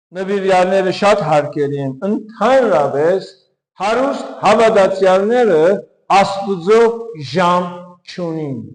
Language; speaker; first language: Armenian; early bilingual, heritage; Armenian